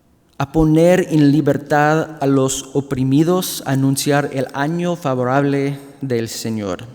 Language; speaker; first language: Spanish; non-native, fluent; English